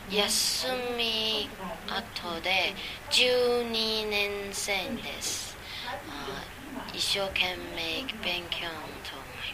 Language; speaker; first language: Japanese; non-native, learner; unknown